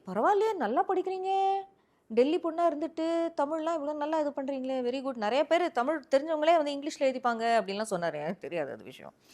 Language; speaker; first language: Tamil; early bilingual, heritage; Tamil